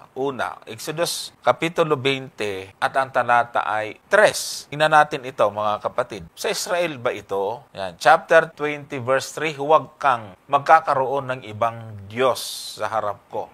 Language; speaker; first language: Filipino; non-native, local second language; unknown